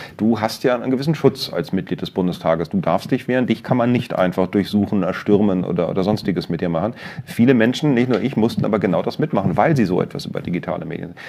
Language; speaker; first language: German; native; German